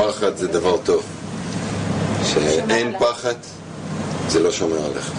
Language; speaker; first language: Hebrew; non-native, fluent; Russian